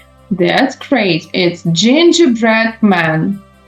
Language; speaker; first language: English; non-native, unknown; Ukrainian